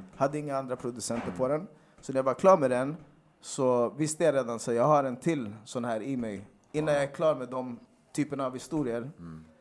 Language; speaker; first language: Swedish; native; Swedish